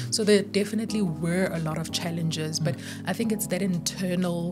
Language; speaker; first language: English; non-native, local second language; Zulu